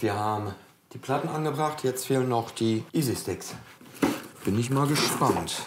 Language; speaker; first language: German; native; German